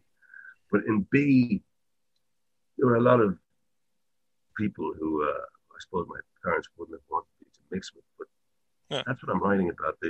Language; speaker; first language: English; native; English